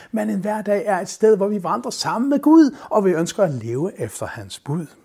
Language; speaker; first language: Danish; non-native, local second language; Faroese